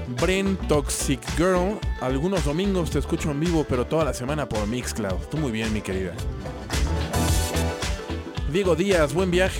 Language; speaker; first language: Spanish; native; Spanish